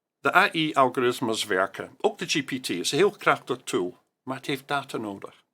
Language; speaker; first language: Dutch; non-native, fluent; English